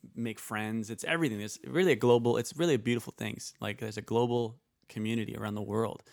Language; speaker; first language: English; early bilingual, other home language; Icelandic